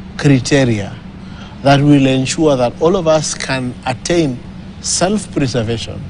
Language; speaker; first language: English; non-native, local second language; Swahili